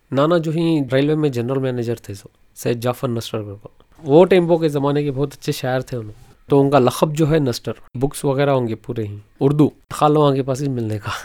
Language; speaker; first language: Hindi; non-native, local second language; Urdu